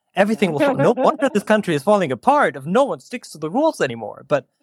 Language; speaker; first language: English; non-native, fluent; German